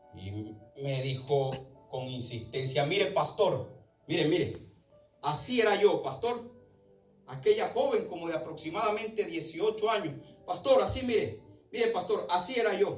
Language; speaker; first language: Spanish; native; Spanish